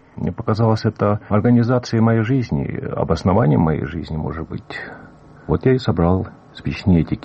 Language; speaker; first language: Russian; native; Russian